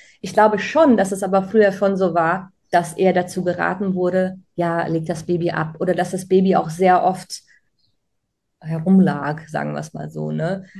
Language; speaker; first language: German; early bilingual, other home language; Croatian